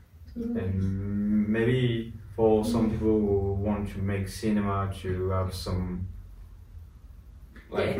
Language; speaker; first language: English; non-native, learner; French